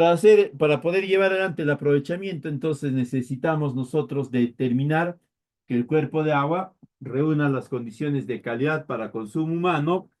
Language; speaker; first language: Spanish; native; Spanish